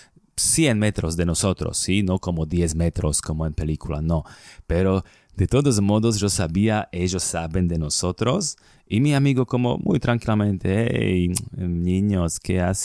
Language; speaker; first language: Spanish; non-native, fluent; Slovak